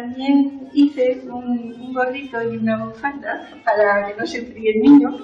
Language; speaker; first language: Spanish; native; Spanish